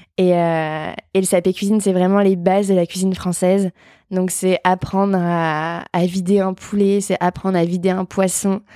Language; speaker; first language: French; native; French